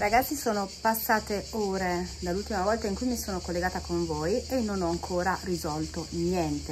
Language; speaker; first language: Italian; native; Italian